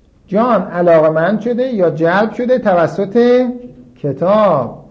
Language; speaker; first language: Persian; native; Persian